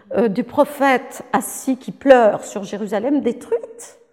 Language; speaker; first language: French; native; French